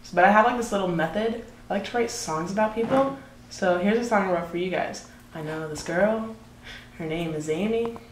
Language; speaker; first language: English; native; English